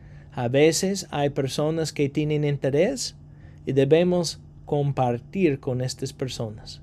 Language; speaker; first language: Spanish; non-native, fluent; English